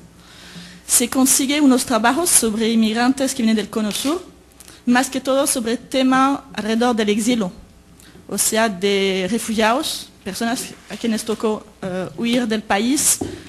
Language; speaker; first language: Spanish; native; Spanish